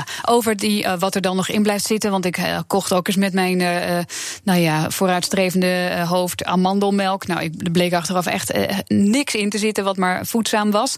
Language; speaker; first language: Dutch; native; Dutch